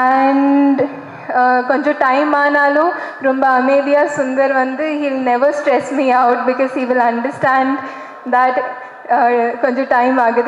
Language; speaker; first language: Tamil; non-native, learner; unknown